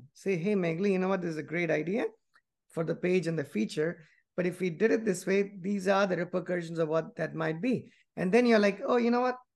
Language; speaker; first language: English; non-native, local second language; Tamil